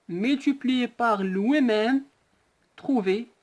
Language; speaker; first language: French; non-native, local second language; Arabic